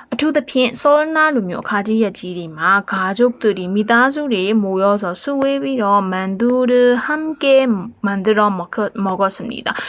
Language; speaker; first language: Korean; non-native, learner; Burmese